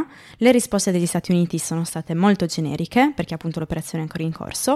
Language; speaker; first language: Italian; native; Italian